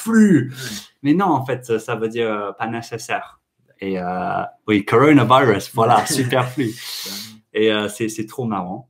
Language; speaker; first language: French; non-native, fluent; English